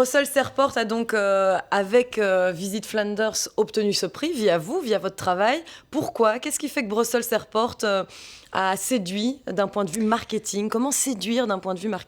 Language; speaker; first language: French; native; French